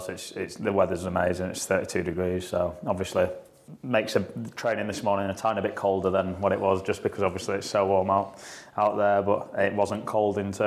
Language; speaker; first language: English; native; English